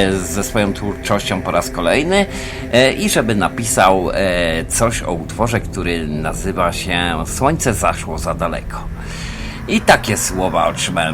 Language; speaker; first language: Polish; native; Polish